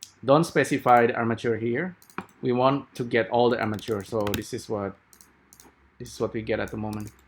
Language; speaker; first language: English; non-native, fluent; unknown